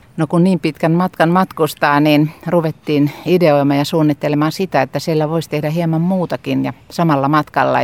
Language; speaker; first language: Finnish; native; Finnish